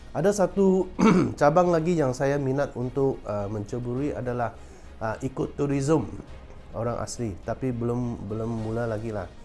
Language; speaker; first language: Malay; non-native, local second language; Chinese